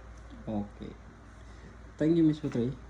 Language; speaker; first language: English; non-native, learner; Indonesian